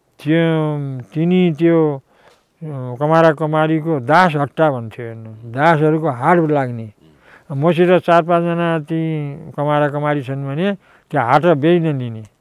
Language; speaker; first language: Nepali; native; Nepali